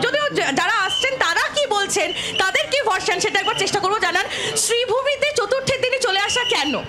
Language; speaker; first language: Bangla; native; Bangla